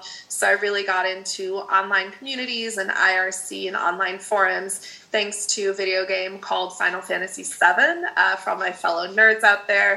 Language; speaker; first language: English; non-native, fluent; Dutch